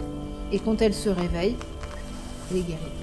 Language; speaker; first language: French; native; French